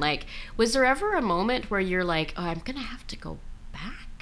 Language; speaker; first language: English; native; English